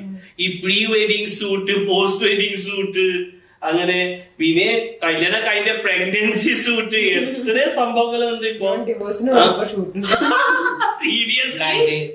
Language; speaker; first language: Malayalam; non-native, fluent; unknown